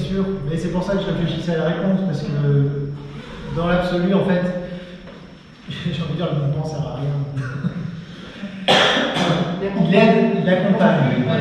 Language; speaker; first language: French; native; French